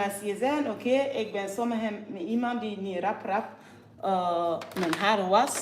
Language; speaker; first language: Dutch; non-native, fluent; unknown